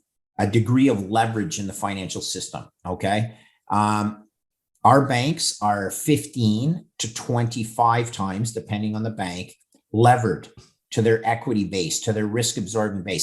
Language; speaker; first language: English; native; English